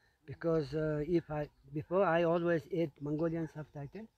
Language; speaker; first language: English; non-native, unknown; Mongolian